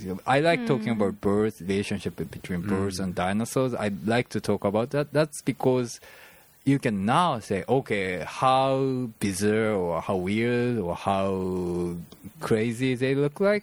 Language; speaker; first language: English; non-native, fluent; Japanese